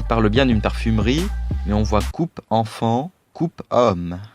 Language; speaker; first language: French; native; French